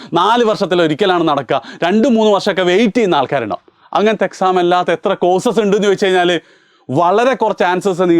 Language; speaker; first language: Malayalam; native; Malayalam